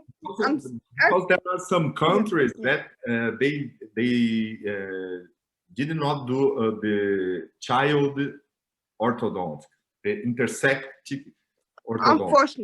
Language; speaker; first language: English; non-native, learner; Portuguese